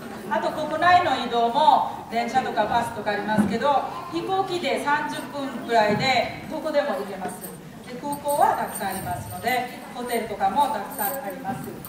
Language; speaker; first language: Japanese; non-native, fluent; Bangla